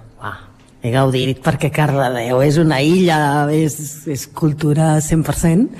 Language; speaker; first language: Catalan; native; Catalan